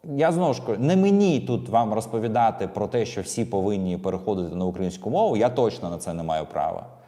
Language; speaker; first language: Ukrainian; non-native, local second language; Russian